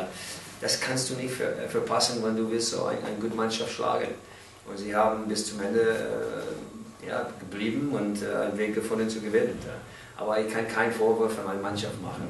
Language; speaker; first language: German; non-native, learner; English